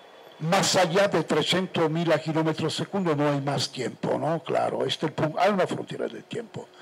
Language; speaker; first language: Spanish; non-native, fluent; Italian